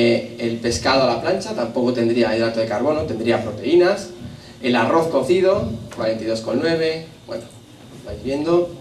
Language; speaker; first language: Spanish; native; Spanish